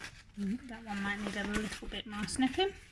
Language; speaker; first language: English; native; English